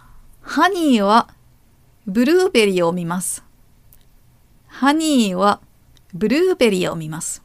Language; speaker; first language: Japanese; non-native, learner; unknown